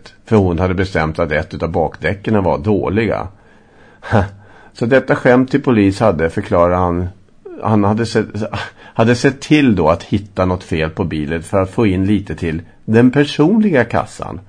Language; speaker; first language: Swedish; native; Swedish